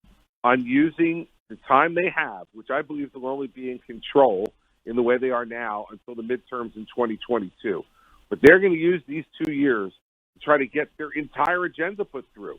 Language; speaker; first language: English; native; English